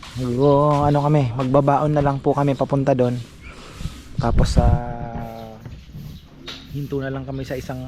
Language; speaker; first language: Filipino; non-native, local second language; Pampanga